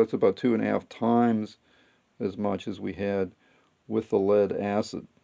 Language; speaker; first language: English; native; English